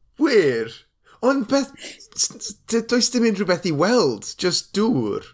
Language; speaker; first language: Welsh; non-native, local second language; English